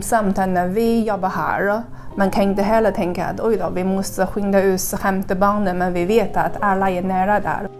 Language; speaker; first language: Swedish; non-native, learner; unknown